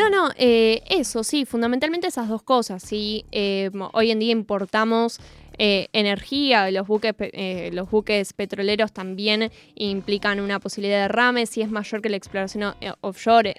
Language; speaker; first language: Spanish; native; Spanish